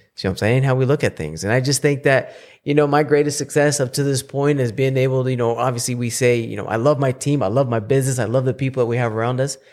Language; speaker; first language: English; early bilingual, other home language; Spanish